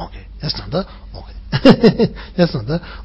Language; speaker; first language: Russian; non-native, learner; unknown